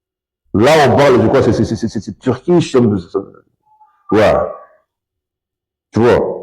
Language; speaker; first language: French; non-native, local second language; Lingala